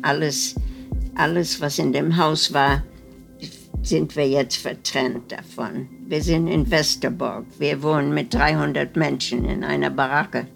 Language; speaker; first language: German; non-native, fluent; Dutch